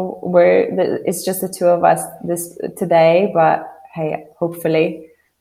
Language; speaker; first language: English; non-native, fluent; Polish